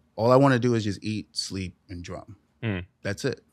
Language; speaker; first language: English; native; English